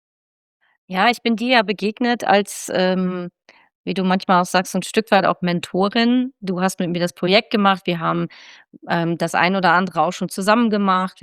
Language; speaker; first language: German; native; German